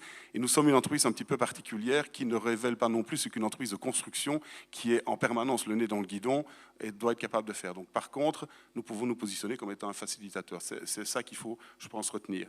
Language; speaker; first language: French; native; French